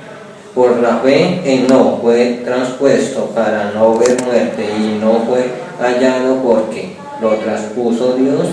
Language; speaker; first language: Spanish; native; Spanish